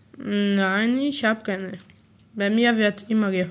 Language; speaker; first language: German; early bilingual, other home language; Polish